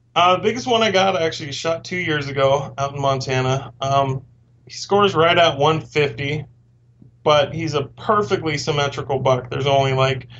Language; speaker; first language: English; native; English